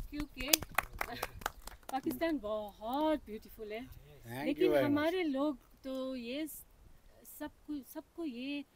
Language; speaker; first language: Hindi; early bilingual, heritage; Hindi